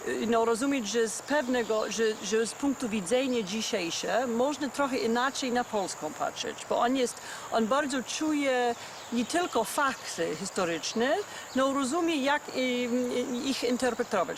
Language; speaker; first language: Polish; non-native, fluent; English